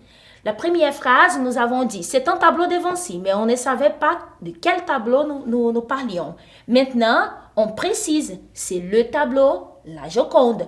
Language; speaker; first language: French; non-native, fluent; Portuguese